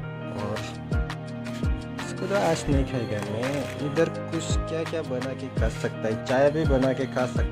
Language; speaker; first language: Hindi; non-native, local second language; Bodo